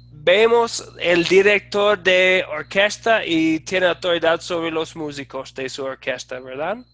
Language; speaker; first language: Spanish; non-native, fluent; English